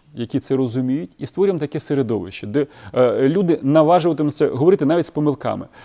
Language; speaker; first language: Ukrainian; non-native, local second language; Russian